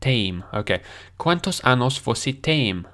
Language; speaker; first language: Portuguese; non-native, learner; English